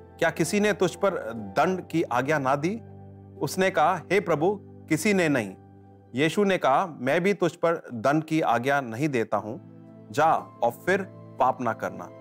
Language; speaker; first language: Hindi; native; Hindi